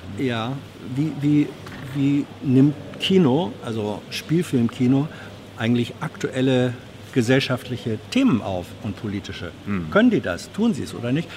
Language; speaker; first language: German; native; German